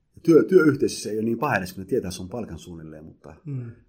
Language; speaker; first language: Finnish; early bilingual, other home language; Somali